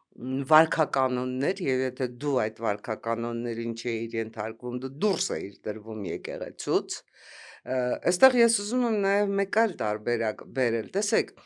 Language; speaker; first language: Armenian; native; Armenian